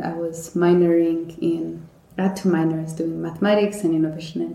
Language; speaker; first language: English; non-native, local second language; Kinyarwanda